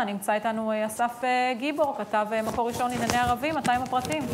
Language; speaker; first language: Hebrew; native; Hebrew